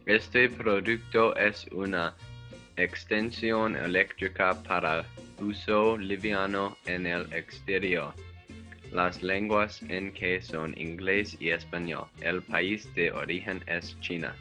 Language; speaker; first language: Spanish; non-native, learner; English